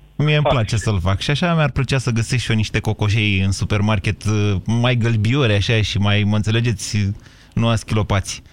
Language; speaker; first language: Romanian; native; Romanian